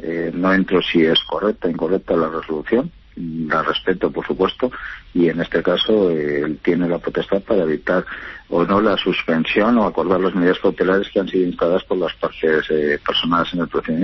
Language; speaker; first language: Spanish; native; Spanish